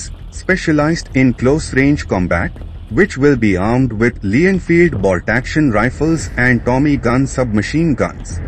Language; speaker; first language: English; non-native, fluent; Portuguese